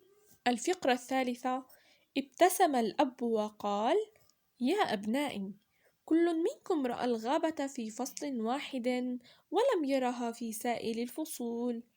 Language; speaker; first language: Arabic; native; Arabic